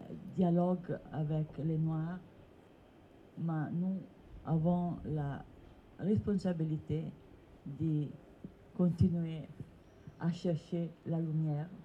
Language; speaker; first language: French; non-native, learner; Italian